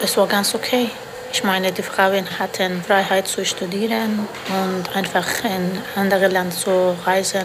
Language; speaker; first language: German; non-native, learner; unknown